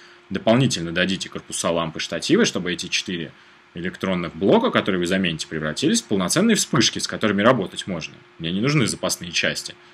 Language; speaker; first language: Russian; native; Russian